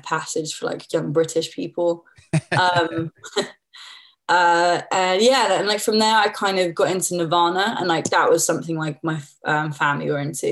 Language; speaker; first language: English; native; English